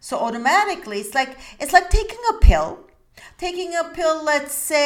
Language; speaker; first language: English; non-native, fluent; Turkish